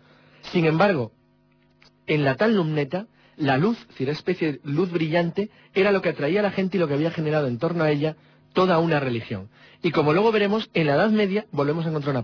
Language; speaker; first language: Spanish; native; Spanish